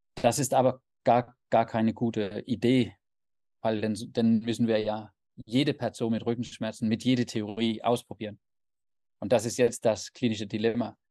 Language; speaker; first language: German; non-native, fluent; Danish